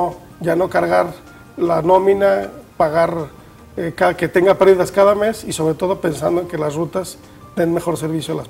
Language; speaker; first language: Spanish; native; Spanish